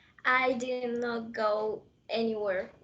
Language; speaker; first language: English; non-native, learner; Spanish